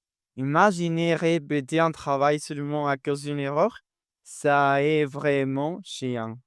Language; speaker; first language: French; non-native, fluent; Spanish